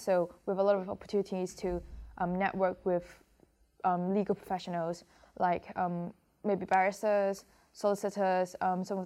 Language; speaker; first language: English; non-native, local second language; Cantonese